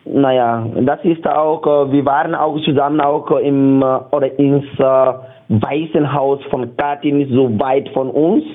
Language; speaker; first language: German; non-native, learner; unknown